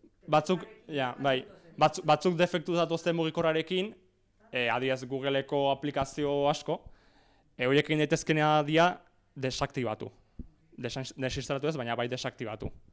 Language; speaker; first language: Basque; native; Basque